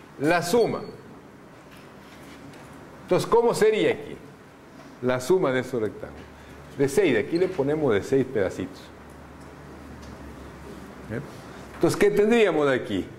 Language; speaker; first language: Spanish; native; Spanish